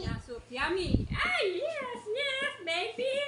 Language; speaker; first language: English; non-native, learner; Filipino